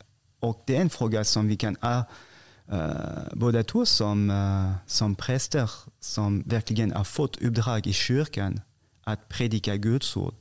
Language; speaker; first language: Swedish; non-native, fluent; French